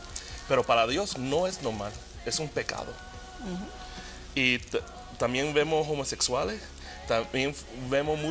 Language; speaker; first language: Spanish; early bilingual, heritage; Spanish